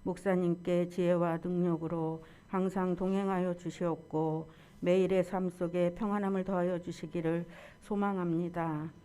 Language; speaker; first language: Korean; native; Korean